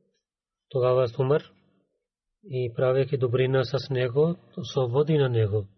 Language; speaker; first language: Bulgarian; non-native, learner; Urdu